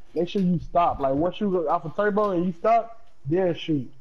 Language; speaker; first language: English; native; English